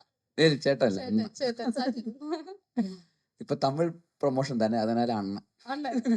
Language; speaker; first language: Tamil; non-native, learner; Malayalam